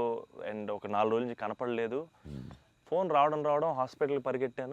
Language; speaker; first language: Telugu; native; Telugu